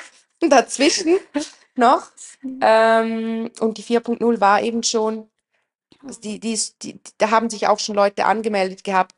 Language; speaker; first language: German; native; German